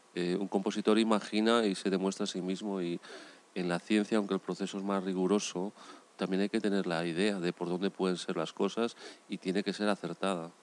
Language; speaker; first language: Spanish; native; Spanish